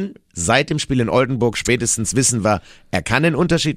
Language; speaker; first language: German; native; German